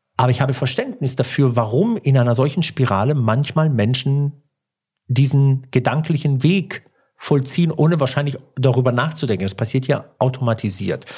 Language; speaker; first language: German; early bilingual, other home language; Italian